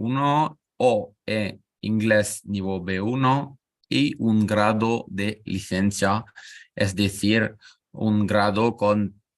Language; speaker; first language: Spanish; non-native, learner; French